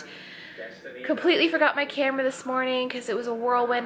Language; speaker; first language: English; native; English